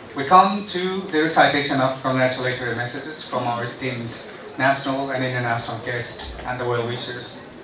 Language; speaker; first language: English; non-native, local second language; Nepali